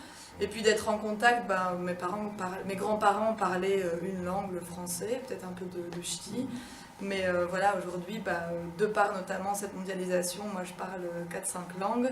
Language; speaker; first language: French; native; French